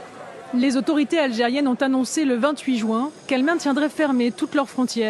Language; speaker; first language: French; native; French